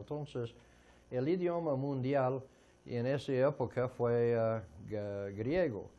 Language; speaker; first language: Spanish; non-native, fluent; English